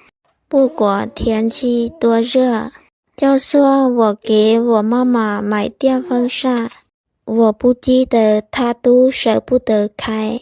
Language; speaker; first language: Chinese; non-native, fluent; Lao